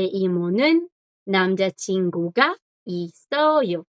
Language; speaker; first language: Korean; non-native, fluent; Spanish